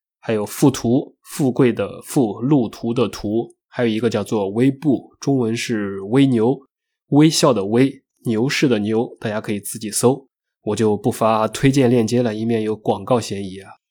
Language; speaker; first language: Chinese; native; Chinese